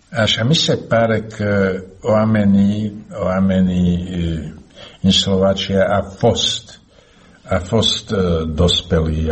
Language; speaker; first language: Romanian; non-native, learner; Slovak